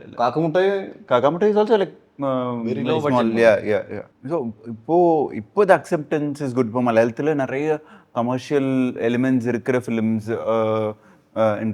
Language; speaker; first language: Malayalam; non-native, learner; Tamil